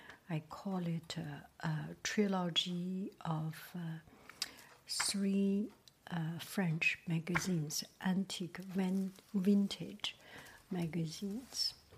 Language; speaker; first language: English; non-native, fluent; Chinese